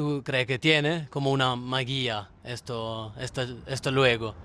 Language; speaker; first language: Spanish; non-native, learner; Italian